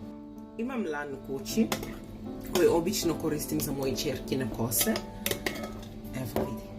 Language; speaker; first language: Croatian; early bilingual, heritage; Serbian